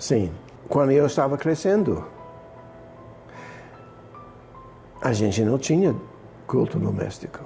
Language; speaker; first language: Portuguese; non-native, fluent; English